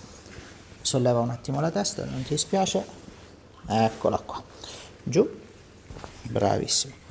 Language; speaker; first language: Italian; native; Italian